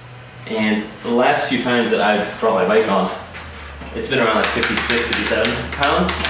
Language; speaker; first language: English; native; English